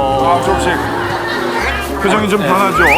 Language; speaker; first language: Korean; native; Korean